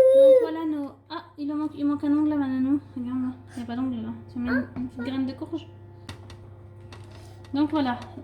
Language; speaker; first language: French; native; French